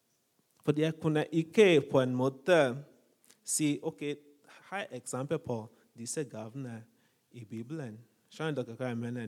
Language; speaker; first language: Norwegian; non-native, fluent; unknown